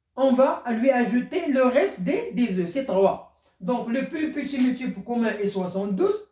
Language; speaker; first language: French; non-native, local second language; Arabic